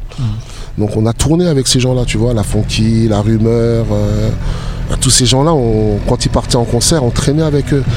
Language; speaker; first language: French; native; French